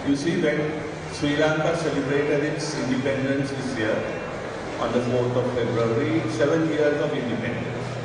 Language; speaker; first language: English; non-native, local second language; Sinhala